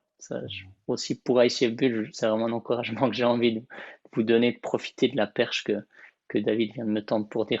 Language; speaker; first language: French; native; French